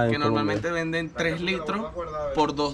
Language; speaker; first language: Spanish; native; Spanish